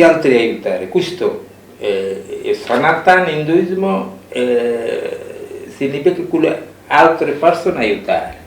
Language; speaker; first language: Italian; non-native, learner; Bangla